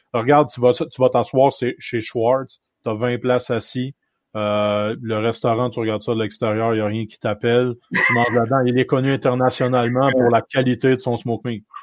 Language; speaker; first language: French; native; French